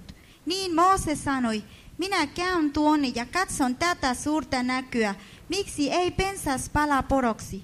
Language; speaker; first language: Finnish; non-native, fluent; Spanish